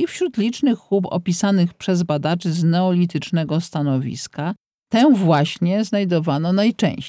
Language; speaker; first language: Polish; native; Polish